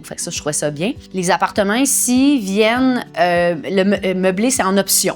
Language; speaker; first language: French; native; French